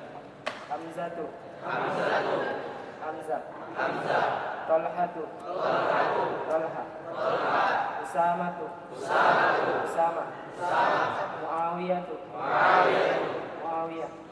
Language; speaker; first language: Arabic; non-native, learner; Indonesian